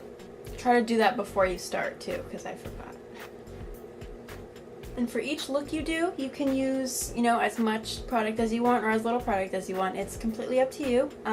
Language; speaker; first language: English; native; English